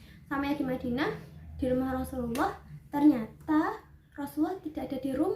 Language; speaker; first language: Indonesian; native; Indonesian